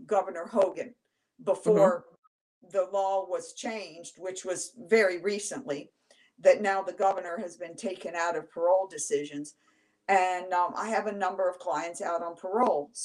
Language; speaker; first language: English; native; English